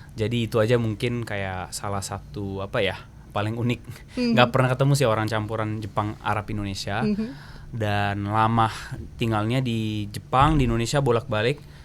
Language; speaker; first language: Indonesian; early bilingual, heritage; Japanese